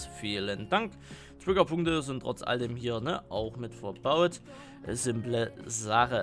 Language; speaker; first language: German; native; German